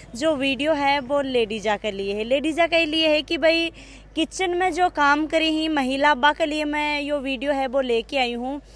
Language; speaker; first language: Hindi; native; Hindi